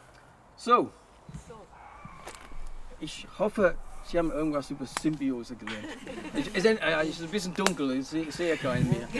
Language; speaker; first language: German; non-native, fluent; English